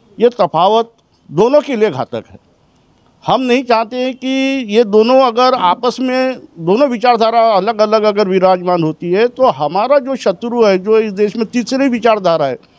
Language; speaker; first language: Hindi; non-native, local second language; Marathi